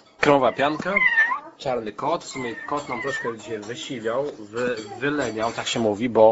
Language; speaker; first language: Polish; native; Polish